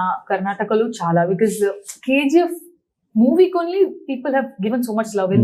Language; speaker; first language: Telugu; non-native, learner; Kannada